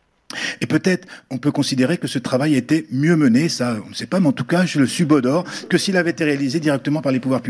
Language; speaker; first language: French; native; French